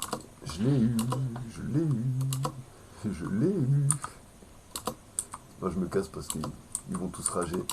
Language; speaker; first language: French; native; French